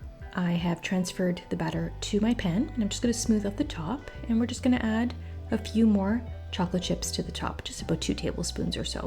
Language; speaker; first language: English; native; English